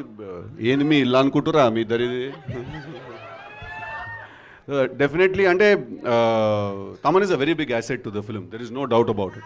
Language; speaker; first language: Telugu; native; Telugu